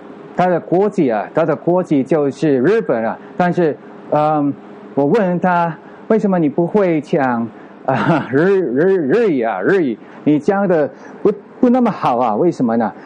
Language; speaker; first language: Chinese; non-native, fluent; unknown